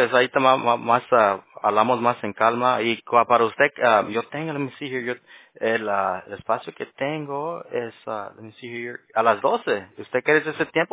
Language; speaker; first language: Spanish; early bilingual, heritage; Spanish